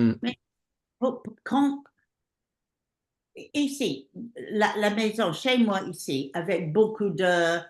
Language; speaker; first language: French; non-native, learner; English